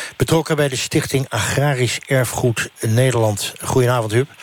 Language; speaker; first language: Dutch; native; Dutch